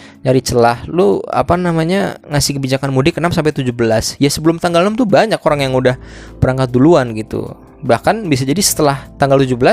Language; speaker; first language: Indonesian; native; Indonesian